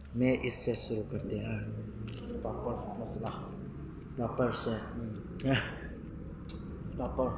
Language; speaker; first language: Hindi; non-native, local second language; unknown